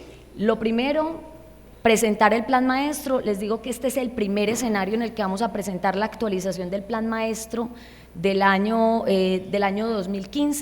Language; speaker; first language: Spanish; native; Spanish